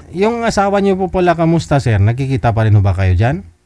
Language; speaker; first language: Filipino; native; Filipino